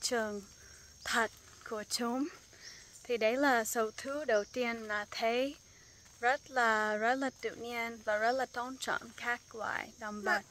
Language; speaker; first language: Vietnamese; non-native, fluent; English